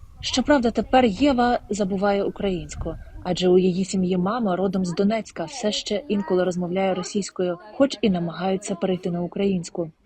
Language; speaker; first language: Ukrainian; native; Ukrainian